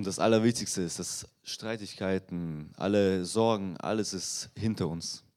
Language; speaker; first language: German; non-native, fluent; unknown